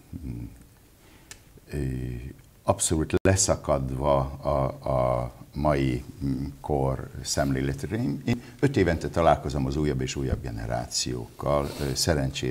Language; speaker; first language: Hungarian; native; Hungarian